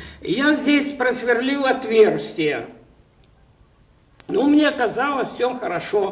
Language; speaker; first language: Russian; native; Russian